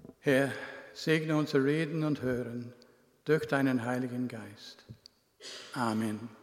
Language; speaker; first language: German; non-native, fluent; English